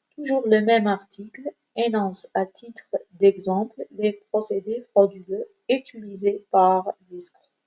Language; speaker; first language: French; non-native, local second language; Arabic